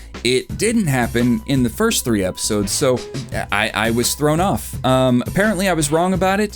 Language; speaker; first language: English; native; English